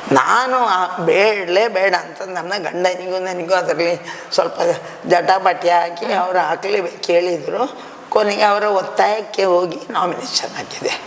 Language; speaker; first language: Kannada; non-native, local second language; Tulu